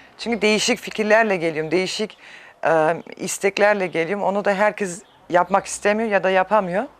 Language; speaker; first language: Turkish; early bilingual, heritage; Turkish